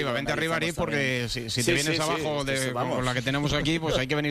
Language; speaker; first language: Spanish; native; Spanish